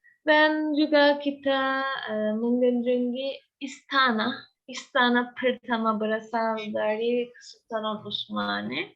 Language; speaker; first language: Indonesian; non-native, learner; Turkish